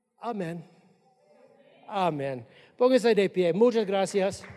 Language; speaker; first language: Spanish; non-native, fluent; English